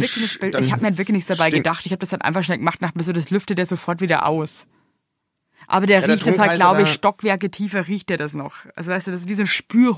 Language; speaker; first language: German; native; German